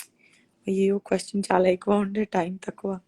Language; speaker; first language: Telugu; non-native, local second language; Gujarati